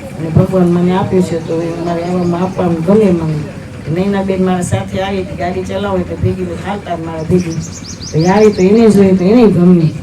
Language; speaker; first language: Gujarati; non-native, local second language; Kachhi